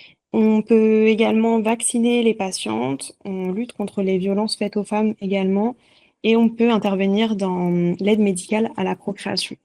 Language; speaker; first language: French; native; French